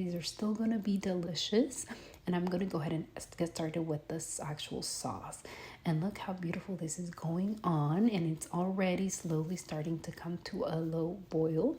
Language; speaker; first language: English; early bilingual, other home language; Spanish